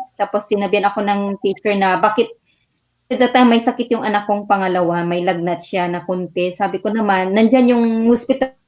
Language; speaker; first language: Filipino; non-native, local second language; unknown